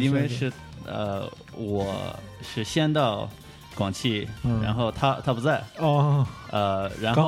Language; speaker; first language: Chinese; early bilingual, heritage; Chinese